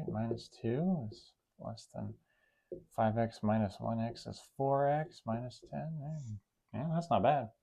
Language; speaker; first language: English; native; English